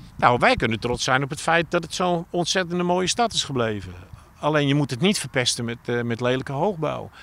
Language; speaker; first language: Dutch; native; Dutch